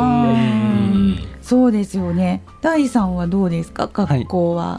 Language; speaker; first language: Japanese; native; Japanese